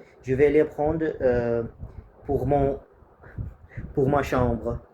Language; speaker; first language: French; non-native, learner; Arabic